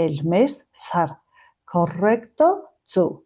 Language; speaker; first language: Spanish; non-native, fluent; Mongolian